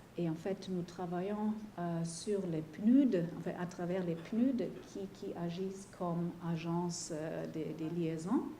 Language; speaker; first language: French; non-native, fluent; German